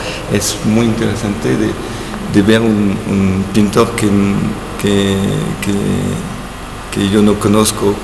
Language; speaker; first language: Spanish; non-native, learner; French